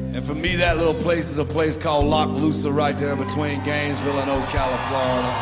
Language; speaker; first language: English; native; English